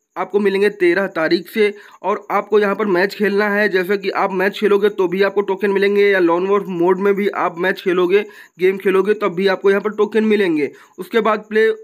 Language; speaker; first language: Hindi; native; Hindi